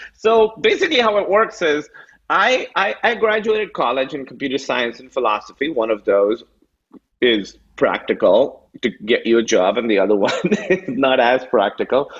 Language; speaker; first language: English; non-native, local second language; Urdu